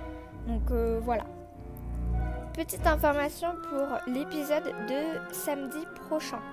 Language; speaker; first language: French; native; French